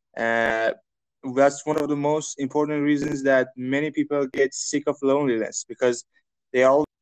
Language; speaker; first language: English; non-native, fluent; Persian